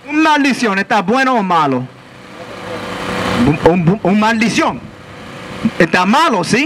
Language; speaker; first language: Spanish; non-native, learner; English